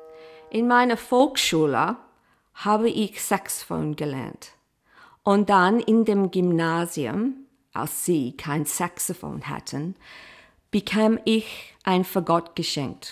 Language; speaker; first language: German; non-native, fluent; English